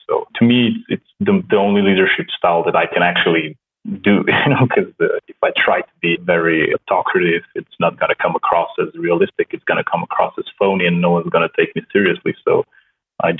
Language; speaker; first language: English; non-native, fluent; Slovenian